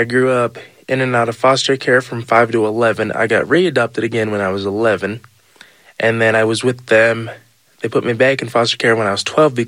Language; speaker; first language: English; native; English